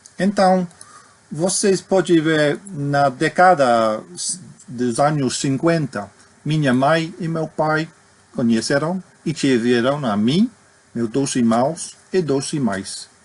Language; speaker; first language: Portuguese; non-native, fluent; English